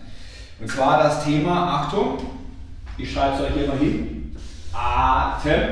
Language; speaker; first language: German; native; German